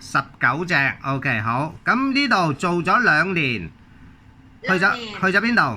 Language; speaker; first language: Cantonese; native; Cantonese